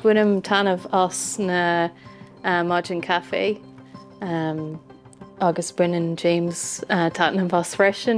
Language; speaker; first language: Irish; non-native, local second language; English